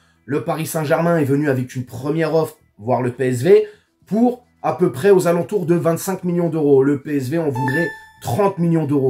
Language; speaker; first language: French; native; French